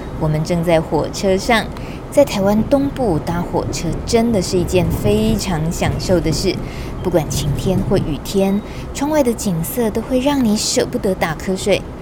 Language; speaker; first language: Chinese; native; Chinese